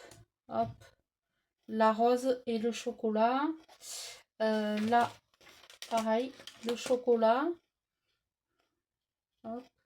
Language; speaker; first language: French; native; French